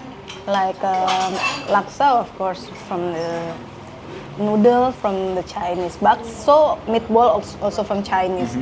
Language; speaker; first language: English; non-native, fluent; Indonesian